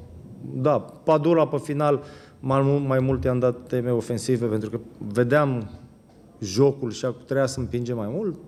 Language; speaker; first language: Romanian; native; Romanian